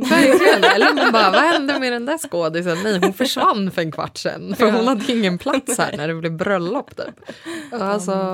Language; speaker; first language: Swedish; native; Swedish